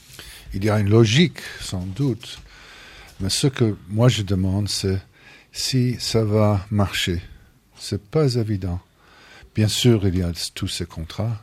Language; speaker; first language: French; non-native, fluent; English